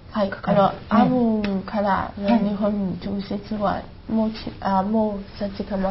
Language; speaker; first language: Japanese; non-native, learner; Chinese